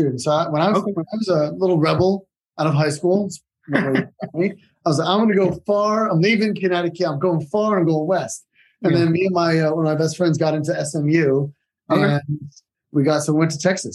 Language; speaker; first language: English; native; English